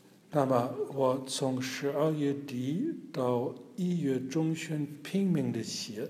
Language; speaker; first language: Chinese; non-native, fluent; German